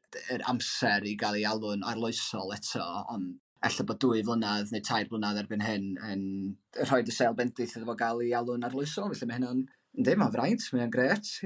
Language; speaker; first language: Welsh; native; Welsh